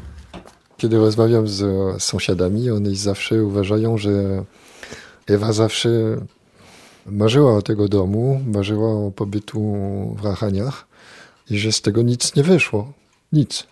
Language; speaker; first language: Polish; non-native, fluent; French